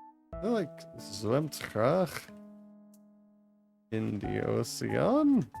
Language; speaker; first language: Dutch; non-native, learner; English